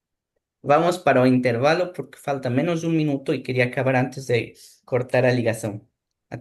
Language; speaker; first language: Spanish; non-native, learner; Portuguese